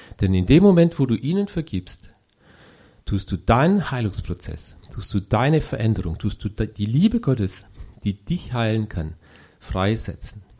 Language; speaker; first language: German; native; German